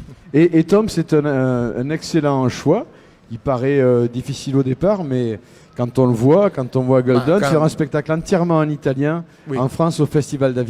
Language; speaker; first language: French; native; French